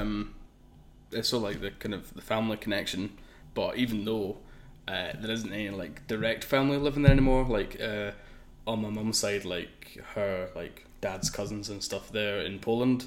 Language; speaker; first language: English; native; English